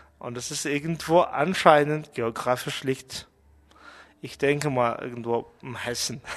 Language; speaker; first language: German; non-native, fluent; Mongolian